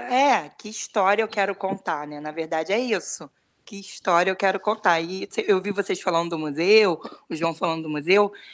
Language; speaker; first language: Portuguese; native; Portuguese